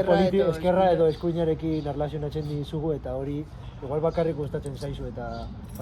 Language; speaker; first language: Basque; non-native, local second language; Spanish